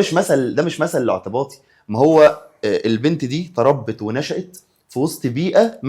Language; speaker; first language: Arabic; native; Arabic